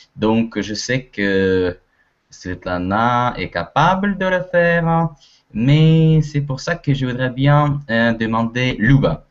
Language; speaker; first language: French; non-native, fluent; Russian